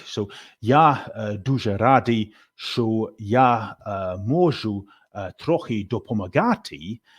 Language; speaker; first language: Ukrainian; non-native, learner; English